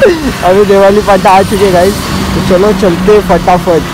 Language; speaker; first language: Hindi; non-native, local second language; Marathi